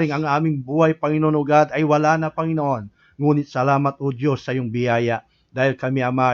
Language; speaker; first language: Filipino; native; Filipino